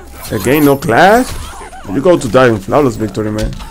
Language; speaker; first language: English; non-native, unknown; Spanish